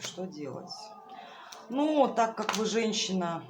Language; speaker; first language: Russian; native; Russian